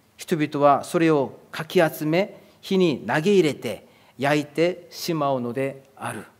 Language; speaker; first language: Japanese; non-native, fluent; Korean